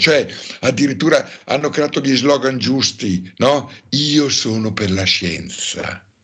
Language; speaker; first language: Italian; native; Italian